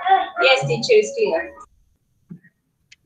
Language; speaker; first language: English; non-native, learner; Spanish